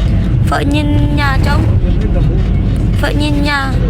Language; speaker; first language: Vietnamese; non-native, learner; Indonesian